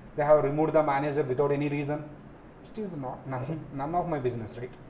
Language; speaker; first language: English; non-native, local second language; Telugu